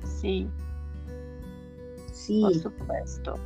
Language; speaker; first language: Spanish; non-native, fluent; Portuguese